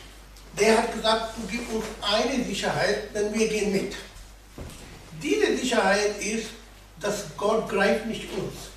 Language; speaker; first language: German; non-native, learner; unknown